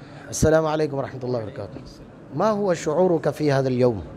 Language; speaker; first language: Arabic; non-native, fluent; Urdu